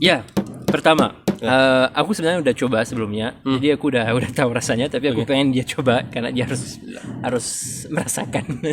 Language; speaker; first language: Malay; non-native, fluent; French